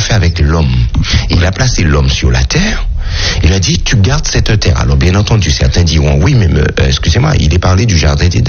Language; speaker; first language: French; native; French